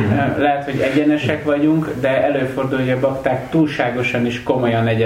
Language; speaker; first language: Hungarian; native; Hungarian